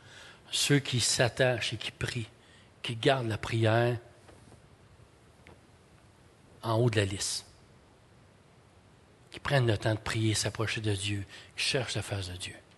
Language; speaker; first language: French; native; French